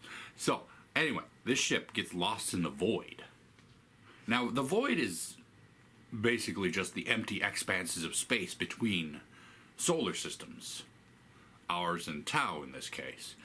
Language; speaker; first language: English; native; English